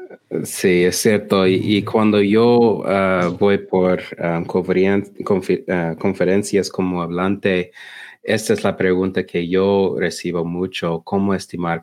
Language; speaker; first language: Spanish; non-native, learner; English